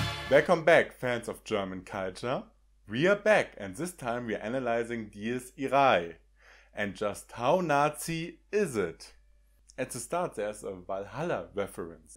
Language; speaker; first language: English; non-native, fluent; German